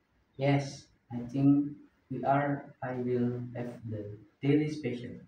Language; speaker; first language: English; non-native, learner; Indonesian